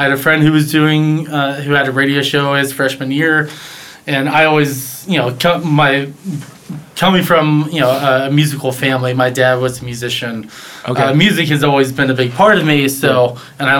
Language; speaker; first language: English; native; English